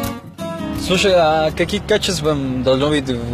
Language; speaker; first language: Russian; non-native, learner; Spanish